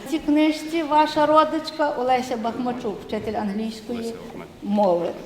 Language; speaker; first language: Ukrainian; native; Ukrainian